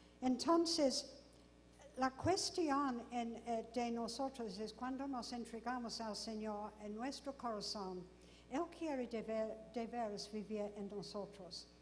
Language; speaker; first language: Spanish; non-native, fluent; English